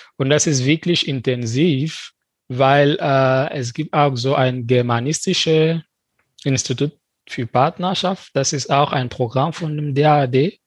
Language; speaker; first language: German; non-native, fluent; French